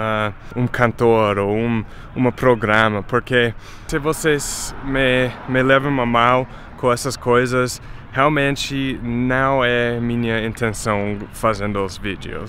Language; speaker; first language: Portuguese; non-native, fluent; English